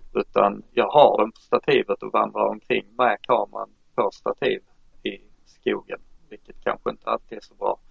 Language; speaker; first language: Swedish; native; Swedish